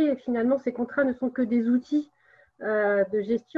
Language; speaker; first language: French; native; French